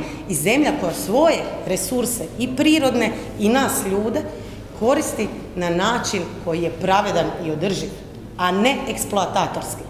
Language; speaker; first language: Croatian; native; Croatian